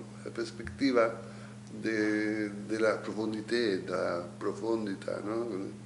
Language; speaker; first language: Spanish; non-native, learner; Italian